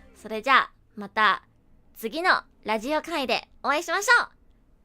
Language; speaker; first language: Japanese; non-native, fluent; English